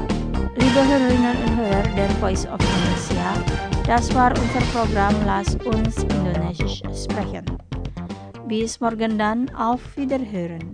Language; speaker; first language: German; non-native, fluent; Indonesian